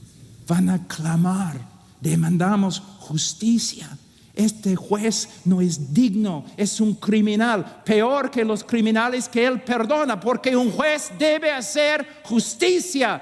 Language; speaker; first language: Spanish; non-native, fluent; English